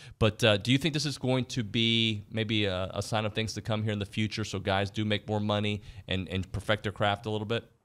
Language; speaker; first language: English; native; English